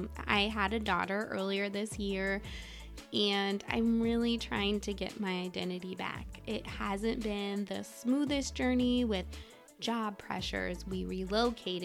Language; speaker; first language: English; native; English